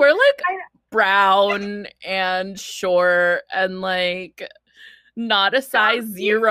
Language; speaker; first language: English; early bilingual, other home language; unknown